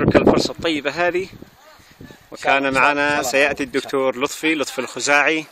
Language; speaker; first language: Arabic; native; Arabic